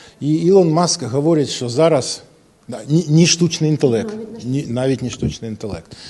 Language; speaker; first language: Ukrainian; non-native, local second language; Russian